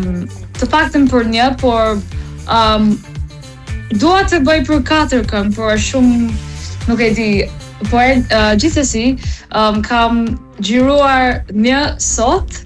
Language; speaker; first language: Albanian; early bilingual, heritage; English